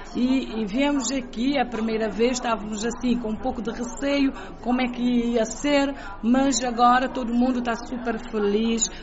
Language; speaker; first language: Portuguese; non-native, local second language; Kabuverdianu